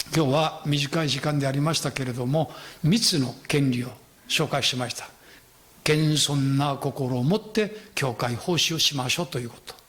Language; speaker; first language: Japanese; non-native, fluent; Korean